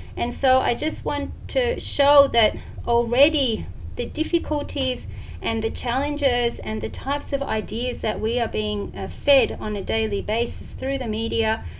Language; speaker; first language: English; native; English